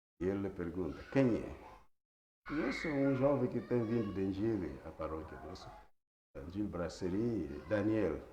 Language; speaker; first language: Portuguese; non-native, local second language; Kongo